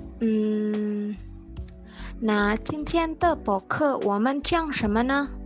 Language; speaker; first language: Chinese; non-native, learner; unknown